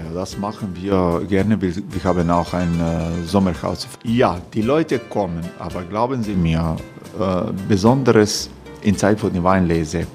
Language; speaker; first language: German; non-native, learner; Croatian